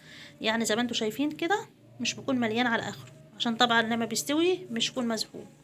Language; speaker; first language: Arabic; native; Arabic